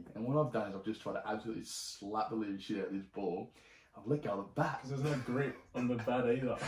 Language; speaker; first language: English; native; English